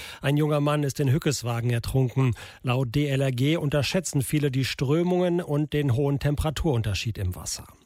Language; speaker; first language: German; native; German